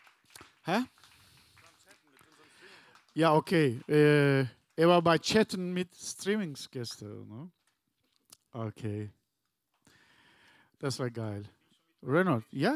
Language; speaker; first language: German; non-native, learner; Turkish